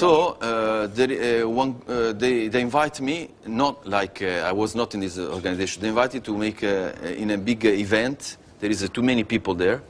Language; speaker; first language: English; non-native, learner; Italian